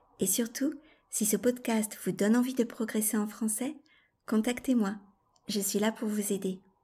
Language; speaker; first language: French; native; French